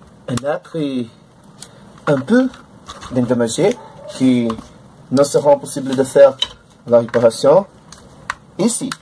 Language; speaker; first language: French; non-native, learner; Portuguese